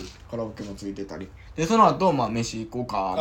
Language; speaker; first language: Japanese; native; Japanese